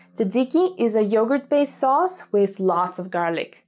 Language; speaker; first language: English; non-native, fluent; Greek